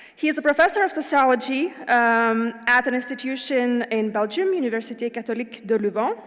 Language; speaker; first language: English; non-native, fluent; Lithuanian